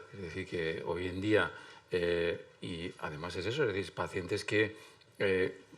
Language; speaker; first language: Spanish; native; Spanish